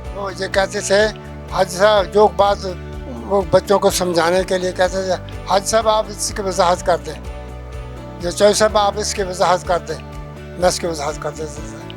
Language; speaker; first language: Urdu; non-native, local second language; Punjabi